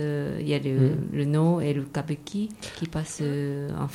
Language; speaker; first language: French; non-native, fluent; Japanese